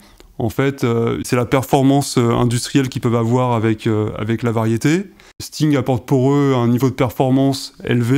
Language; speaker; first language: French; native; French